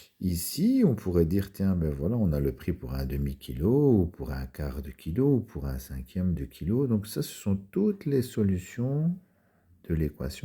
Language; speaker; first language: French; native; French